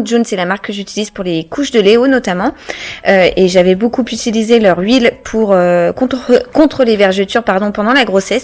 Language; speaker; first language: French; native; French